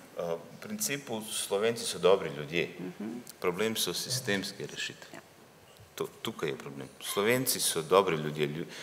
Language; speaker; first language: Slovenian; early bilingual, other home language; Bosnian